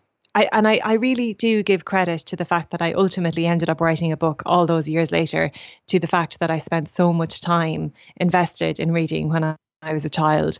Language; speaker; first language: English; native; English